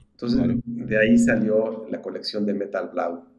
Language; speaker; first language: Spanish; native; Spanish